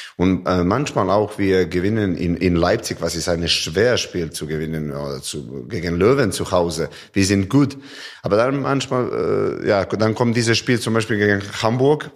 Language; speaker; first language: German; non-native, learner; Serbian